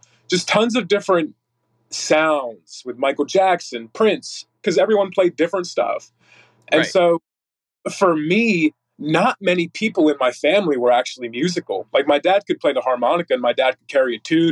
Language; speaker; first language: English; native; English